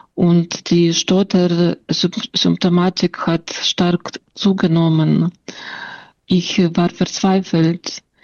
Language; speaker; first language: German; non-native, fluent; Russian